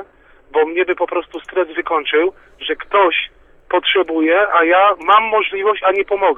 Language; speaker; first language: Polish; native; Polish